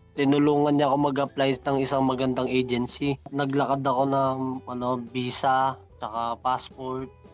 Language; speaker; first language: Filipino; native; Filipino